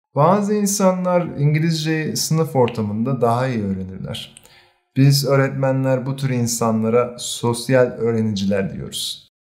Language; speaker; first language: Turkish; native; Turkish